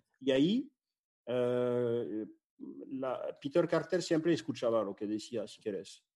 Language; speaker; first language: Spanish; non-native, fluent; French